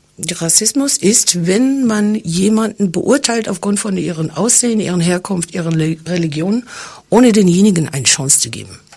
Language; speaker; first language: German; non-native, fluent; English